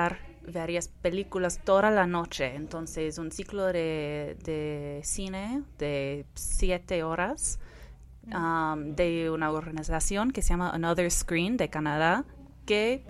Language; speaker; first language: Spanish; non-native, fluent; English